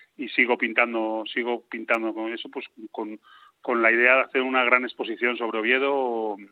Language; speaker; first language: Spanish; native; Spanish